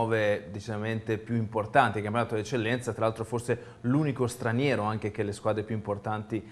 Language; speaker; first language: Italian; native; Italian